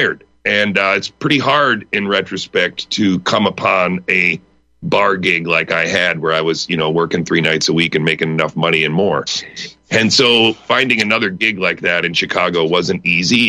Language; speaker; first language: English; native; English